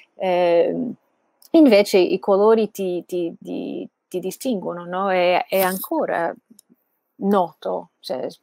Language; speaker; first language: Italian; non-native, fluent; Bangla